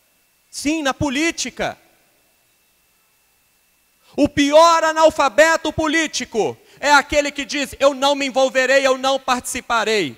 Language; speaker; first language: Portuguese; native; Portuguese